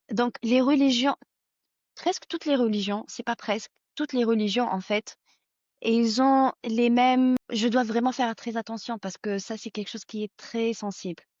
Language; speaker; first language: French; non-native, local second language; Arabic